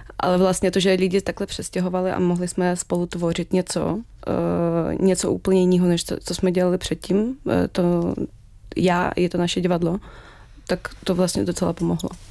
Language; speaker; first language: Czech; non-native, fluent; Ukrainian